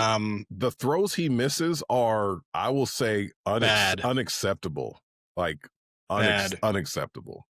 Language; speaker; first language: English; native; English